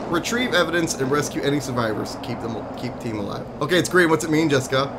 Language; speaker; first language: English; native; English